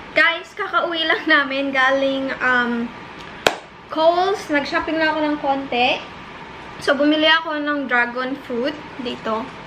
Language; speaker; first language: Filipino; native; Filipino